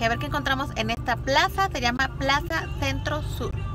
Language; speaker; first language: Spanish; native; Spanish